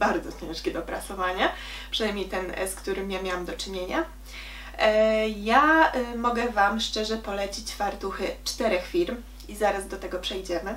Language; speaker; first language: Polish; native; Polish